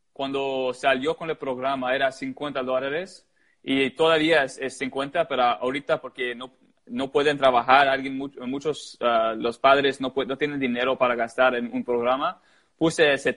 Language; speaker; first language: Spanish; early bilingual, heritage; Spanish